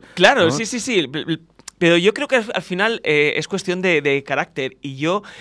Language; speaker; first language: Spanish; native; Spanish